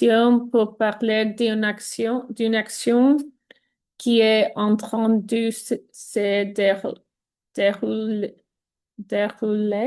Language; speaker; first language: French; non-native, learner; Spanish